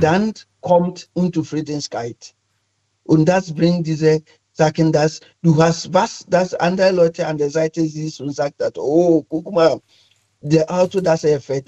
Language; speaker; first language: German; non-native, fluent; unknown